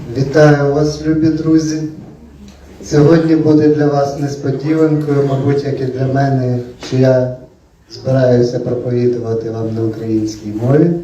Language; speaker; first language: Ukrainian; non-native, local second language; Russian